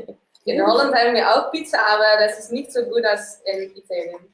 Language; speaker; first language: German; non-native, learner; Dutch